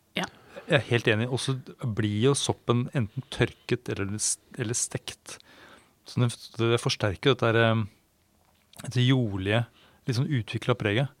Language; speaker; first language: Norwegian; non-native, fluent; Swedish